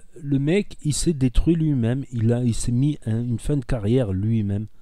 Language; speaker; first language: French; native; French